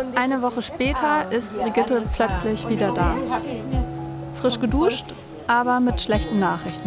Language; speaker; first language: German; native; German